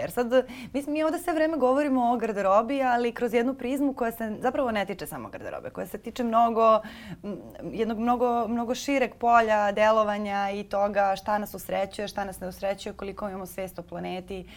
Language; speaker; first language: Serbian; native; Serbian